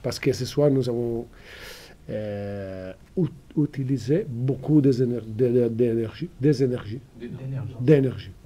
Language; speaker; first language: French; non-native, fluent; Italian